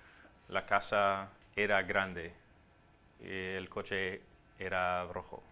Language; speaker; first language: Spanish; non-native, fluent; English